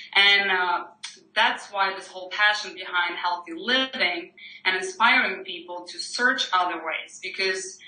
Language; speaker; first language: English; non-native, fluent; Ukrainian